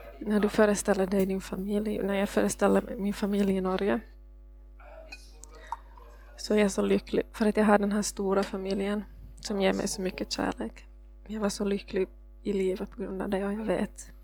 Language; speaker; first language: Swedish; non-native, fluent; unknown